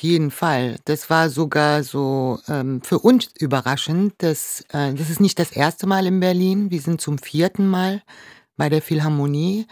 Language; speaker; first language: German; non-native, fluent; Arabic